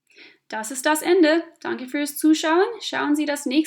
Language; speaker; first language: German; non-native, fluent; English